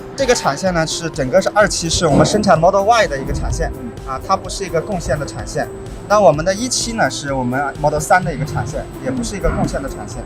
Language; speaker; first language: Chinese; native; Chinese